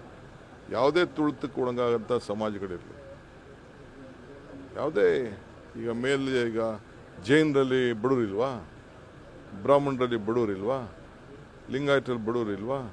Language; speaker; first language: Kannada; native; Kannada